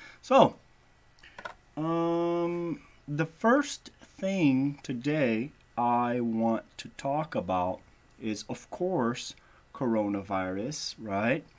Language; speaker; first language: English; non-native, fluent; Portuguese